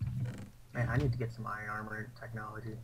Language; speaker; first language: English; native; English